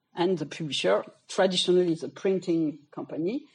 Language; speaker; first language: English; non-native, fluent; French